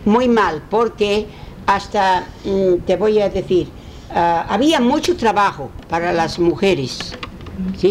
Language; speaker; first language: Spanish; early bilingual, heritage; Spanish